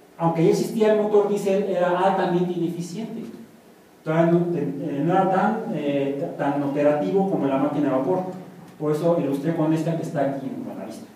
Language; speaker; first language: Spanish; native; Spanish